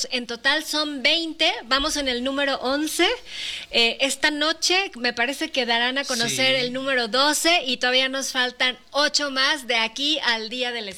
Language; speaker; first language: Spanish; native; Spanish